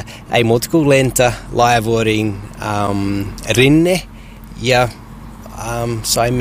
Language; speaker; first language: Finnish; non-native, learner; English